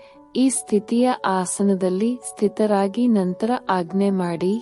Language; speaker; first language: Kannada; native; Kannada